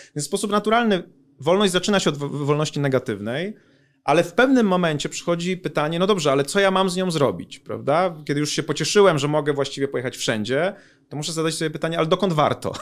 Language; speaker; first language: Polish; native; Polish